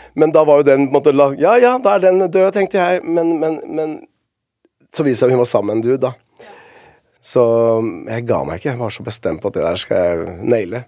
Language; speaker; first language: Norwegian; early bilingual, other home language; Spanish